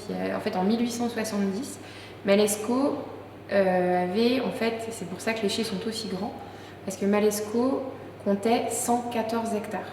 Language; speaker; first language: French; native; French